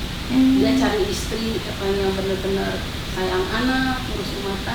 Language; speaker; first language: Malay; non-native, local second language; Sundanese